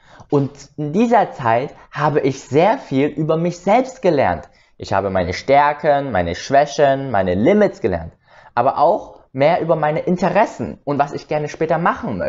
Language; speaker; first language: German; early bilingual, other home language; Vietnamese